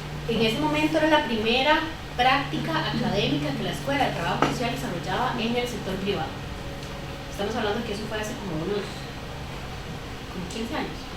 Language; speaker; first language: Spanish; native; Spanish